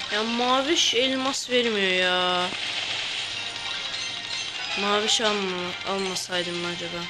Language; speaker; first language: Turkish; native; Turkish